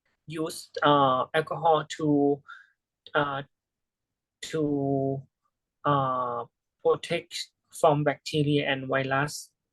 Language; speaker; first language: English; non-native, learner; Thai